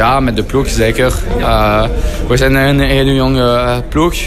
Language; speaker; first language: Dutch; non-native, fluent; French